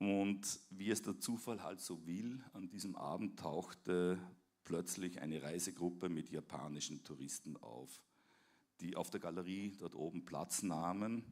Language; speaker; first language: German; native; German